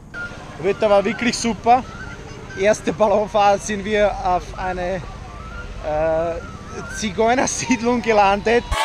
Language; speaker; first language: German; non-native, learner; Slovak